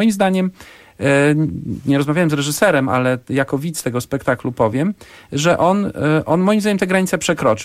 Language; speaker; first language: Polish; native; Polish